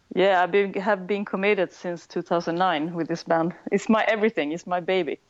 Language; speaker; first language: English; non-native, fluent; Swedish